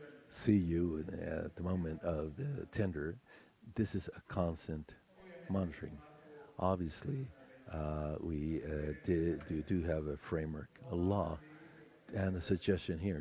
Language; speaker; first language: English; non-native, fluent; Spanish